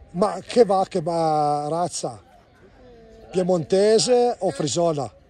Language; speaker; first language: Italian; native; Italian